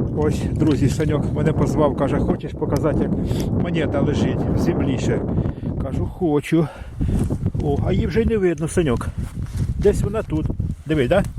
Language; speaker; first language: Ukrainian; non-native, local second language; Russian